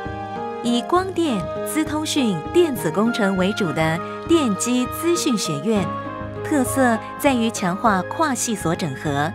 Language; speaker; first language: Chinese; native; Chinese